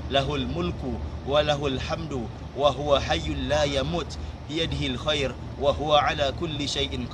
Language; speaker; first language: Malay; native; Malay